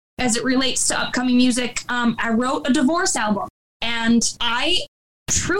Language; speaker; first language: English; native; English